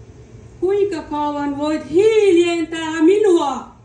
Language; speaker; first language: Finnish; non-native, learner; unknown